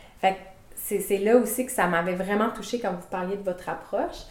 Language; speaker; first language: French; native; French